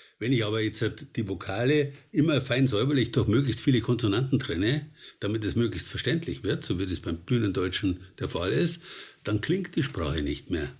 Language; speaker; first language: German; native; German